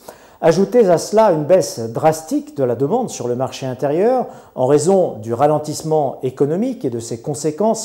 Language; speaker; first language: French; non-native, local second language; Arabic